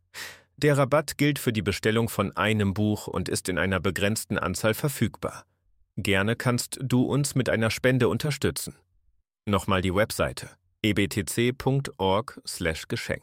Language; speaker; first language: German; native; German